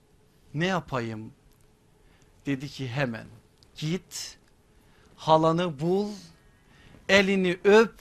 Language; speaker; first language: Turkish; native; Turkish